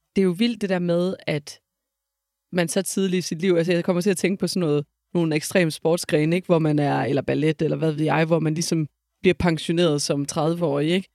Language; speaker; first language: Danish; native; Danish